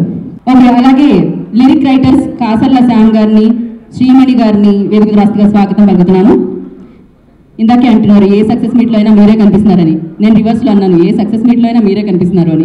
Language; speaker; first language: Telugu; native; Telugu